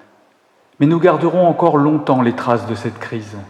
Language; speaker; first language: French; native; French